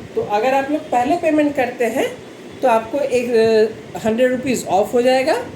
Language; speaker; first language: Hindi; non-native, local second language; Bangla